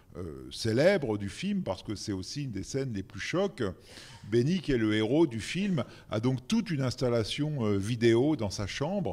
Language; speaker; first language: French; native; French